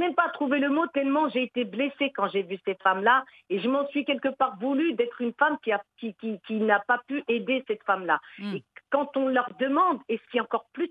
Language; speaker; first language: French; early bilingual, other home language; Arabic